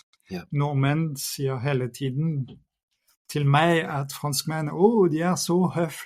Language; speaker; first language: Norwegian; non-native, fluent; French